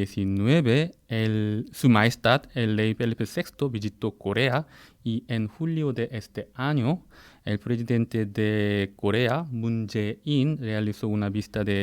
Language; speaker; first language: Spanish; non-native, fluent; Korean